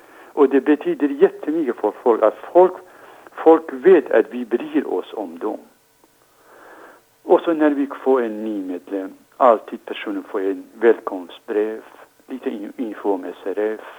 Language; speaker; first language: Swedish; non-native, fluent; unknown